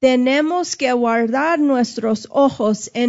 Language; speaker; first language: Spanish; non-native, fluent; English